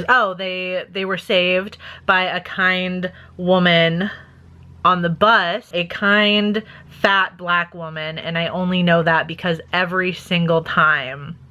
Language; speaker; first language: English; native; English